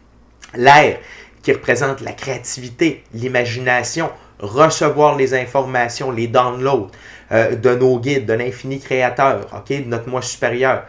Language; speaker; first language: French; native; French